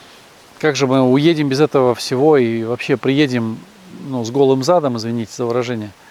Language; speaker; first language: Russian; native; Russian